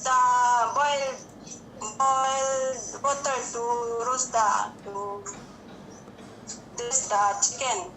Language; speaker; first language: English; non-native, learner; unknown